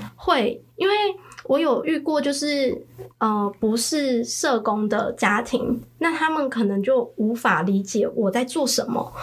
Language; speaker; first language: Chinese; early bilingual, other home language; Khmer